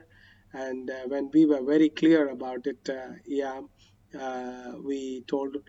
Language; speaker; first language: English; non-native, local second language; Malayalam